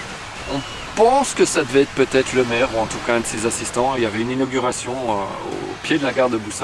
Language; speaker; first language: French; native; French